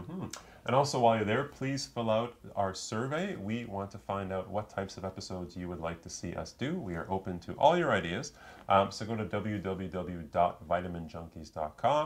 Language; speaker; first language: English; native; English